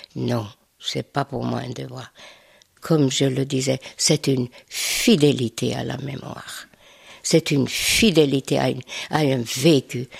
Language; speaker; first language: French; non-native, fluent; Hungarian